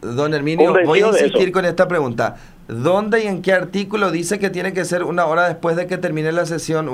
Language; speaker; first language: Spanish; native; Spanish